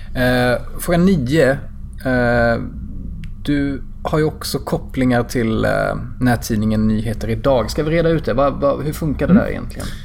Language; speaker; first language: Swedish; native; Swedish